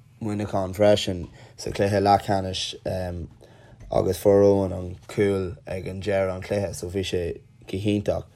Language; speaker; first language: Irish; non-native, local second language; English